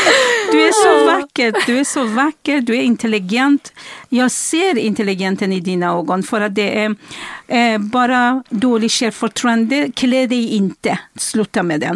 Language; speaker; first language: Swedish; non-native, fluent; Persian